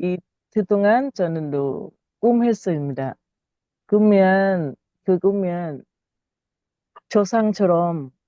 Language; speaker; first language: Korean; non-native, learner; Thai